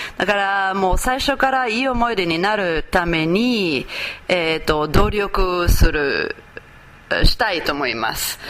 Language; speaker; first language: Japanese; non-native, fluent; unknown